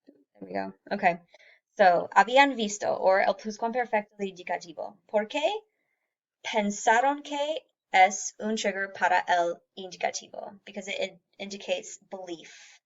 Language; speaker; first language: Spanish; non-native, fluent; English